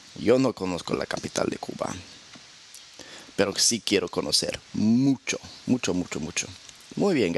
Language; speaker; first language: Spanish; non-native, fluent; English